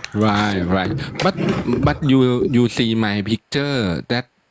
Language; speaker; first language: English; non-native, learner; Thai